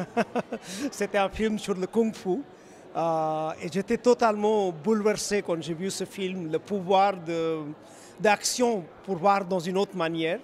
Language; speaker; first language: French; non-native, fluent; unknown